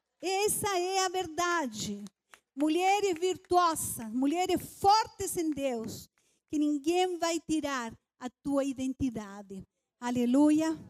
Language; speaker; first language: Portuguese; non-native, fluent; Spanish